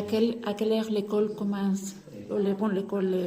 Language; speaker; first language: French; non-native, fluent; Spanish